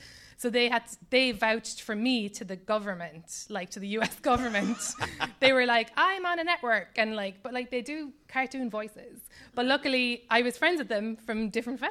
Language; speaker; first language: English; native; English